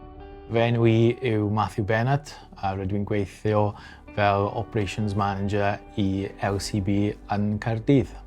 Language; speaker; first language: Welsh; non-native, local second language; English